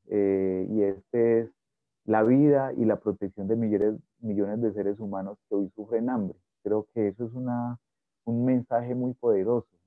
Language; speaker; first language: Spanish; native; Spanish